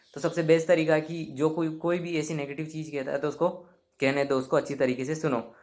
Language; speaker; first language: Hindi; native; Hindi